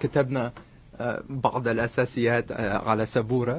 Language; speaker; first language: Arabic; non-native, fluent; English